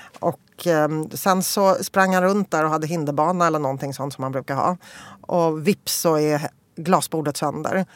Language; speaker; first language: Swedish; early bilingual, other home language; Polish